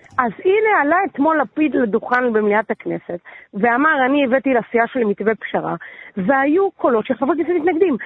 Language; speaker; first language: Hebrew; native; Hebrew